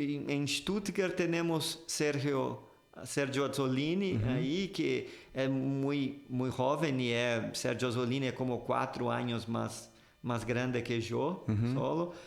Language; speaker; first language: Spanish; non-native, fluent; Portuguese